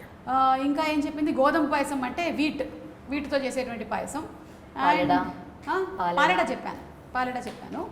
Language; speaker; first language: Telugu; native; Telugu